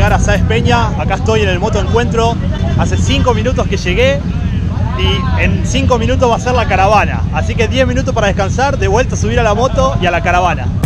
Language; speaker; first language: Spanish; native; Spanish